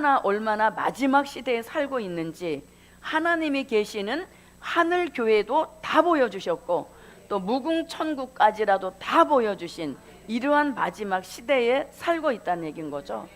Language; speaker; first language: Korean; native; Korean